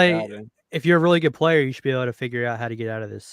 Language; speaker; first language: English; native; English